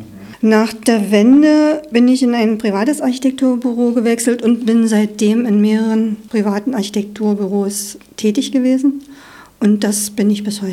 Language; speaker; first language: German; native; German